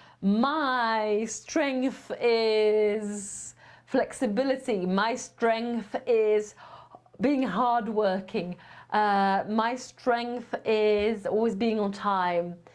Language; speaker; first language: English; non-native, fluent; Polish